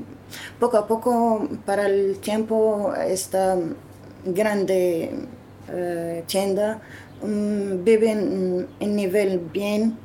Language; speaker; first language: Spanish; non-native, learner; Arabic